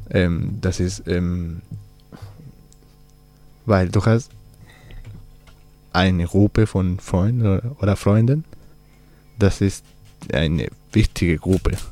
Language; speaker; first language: German; non-native, learner; Spanish